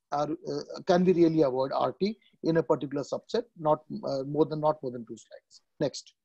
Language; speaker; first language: English; non-native, local second language; Odia